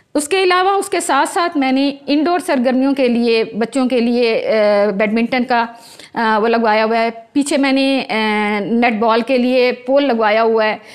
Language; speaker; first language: Urdu; non-native, local second language; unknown